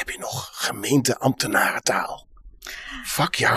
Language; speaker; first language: Dutch; native; Dutch